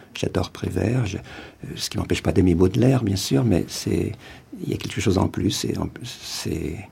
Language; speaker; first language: French; native; French